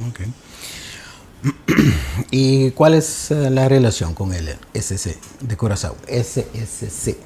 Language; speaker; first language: Spanish; non-native, learner; Papiamento